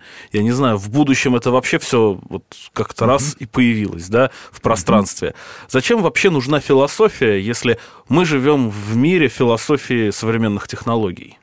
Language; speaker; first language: Russian; native; Russian